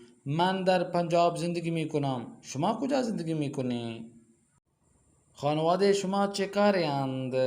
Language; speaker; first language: Persian; non-native, fluent; Urdu